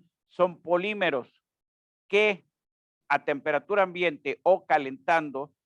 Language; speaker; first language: Spanish; native; Spanish